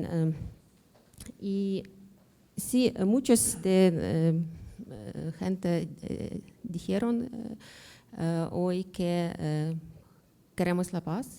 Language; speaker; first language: Spanish; non-native, learner; Ukrainian